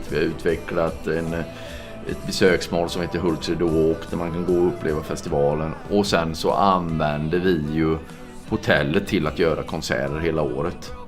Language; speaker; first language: Swedish; native; Swedish